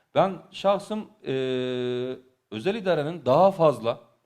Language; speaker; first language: Turkish; native; Turkish